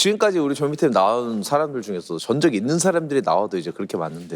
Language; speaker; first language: Korean; native; Korean